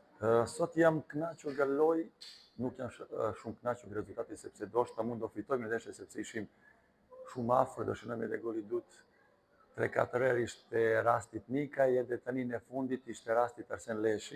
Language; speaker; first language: Albanian; non-native, learner; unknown